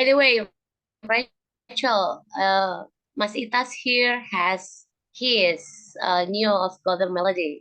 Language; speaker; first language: English; non-native, learner; Indonesian